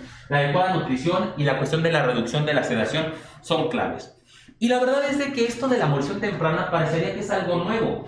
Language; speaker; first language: Spanish; native; Spanish